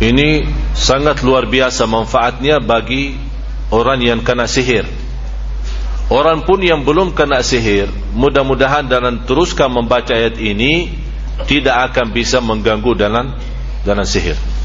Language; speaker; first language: Indonesian; non-native, fluent; Arabic